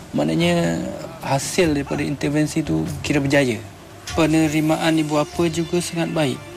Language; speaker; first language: Malay; non-native, local second language; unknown